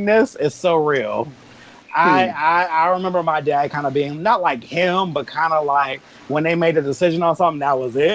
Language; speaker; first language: English; native; English